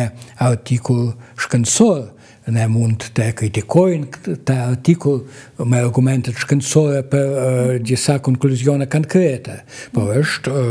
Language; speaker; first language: Albanian; non-native, fluent; Russian